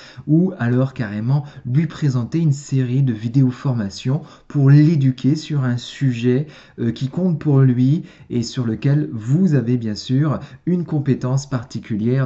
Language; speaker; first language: French; native; French